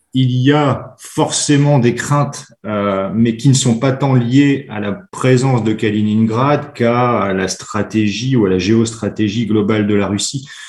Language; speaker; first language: French; native; French